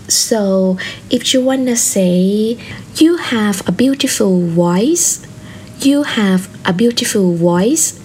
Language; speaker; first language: English; non-native, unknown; Thai